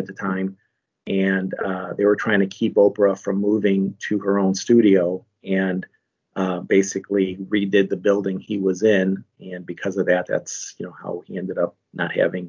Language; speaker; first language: English; native; English